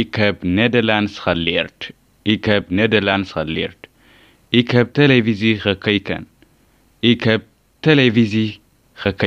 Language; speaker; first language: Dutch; non-native, learner; Tigrinya